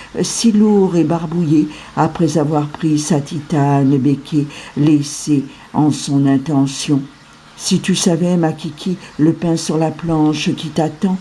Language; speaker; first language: French; native; French